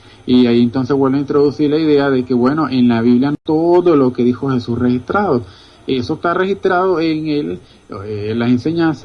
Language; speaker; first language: Spanish; native; Spanish